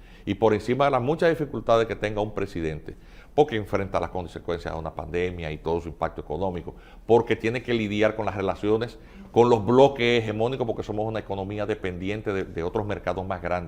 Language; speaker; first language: Spanish; native; Spanish